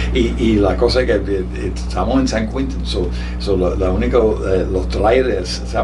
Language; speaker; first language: Spanish; early bilingual, heritage; Spanish